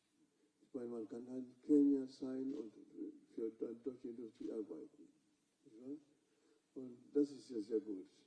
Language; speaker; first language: German; non-native, fluent; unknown